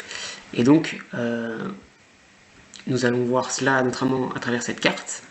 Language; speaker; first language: French; native; French